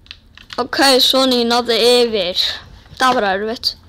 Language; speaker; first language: Icelandic; early bilingual, heritage; Icelandic